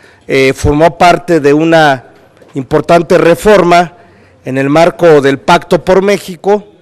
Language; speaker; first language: Spanish; native; Spanish